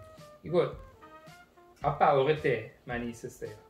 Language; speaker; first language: Korean; non-native, learner; Dutch